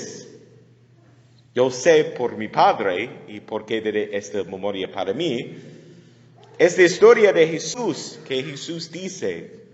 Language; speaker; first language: Spanish; non-native, learner; English